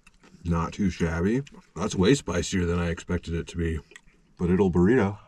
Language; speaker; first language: English; native; English